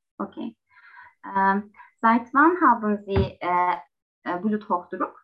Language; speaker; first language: German; non-native, learner; Turkish